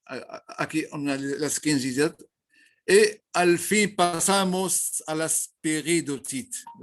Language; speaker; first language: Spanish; non-native, learner; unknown